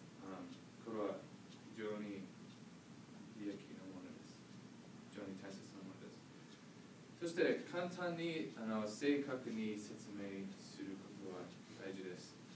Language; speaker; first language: Japanese; non-native, learner; English